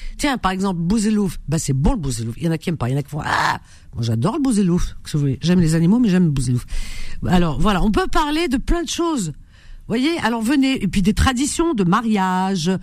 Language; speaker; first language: French; early bilingual, other home language; Arabic